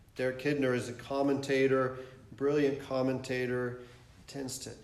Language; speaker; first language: English; native; English